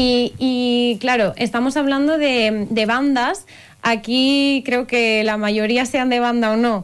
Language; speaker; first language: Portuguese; non-native, learner; Catalan